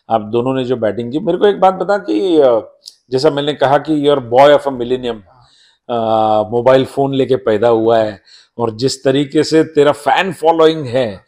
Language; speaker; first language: Hindi; non-native, local second language; Marathi